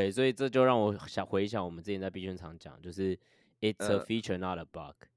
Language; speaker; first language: Chinese; native; Chinese